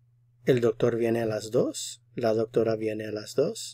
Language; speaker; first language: Spanish; non-native, fluent; English